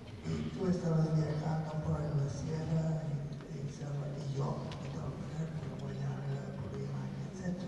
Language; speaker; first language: Spanish; non-native, fluent; English